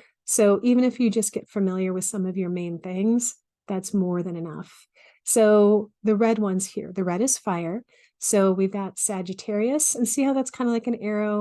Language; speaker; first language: English; native; English